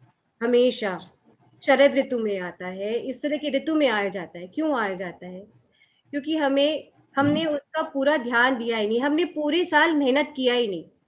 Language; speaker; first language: Hindi; native; Hindi